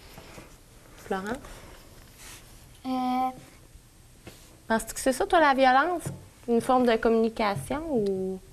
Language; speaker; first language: French; native; French